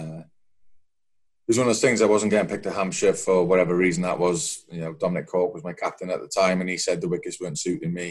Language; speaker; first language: English; native; English